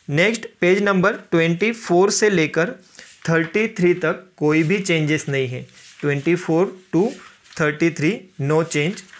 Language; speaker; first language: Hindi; non-native, local second language; Marathi